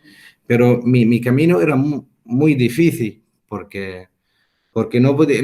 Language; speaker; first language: Spanish; non-native, fluent; Arabic